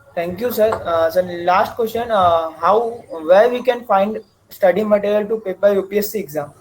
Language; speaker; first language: English; non-native, local second language; Marathi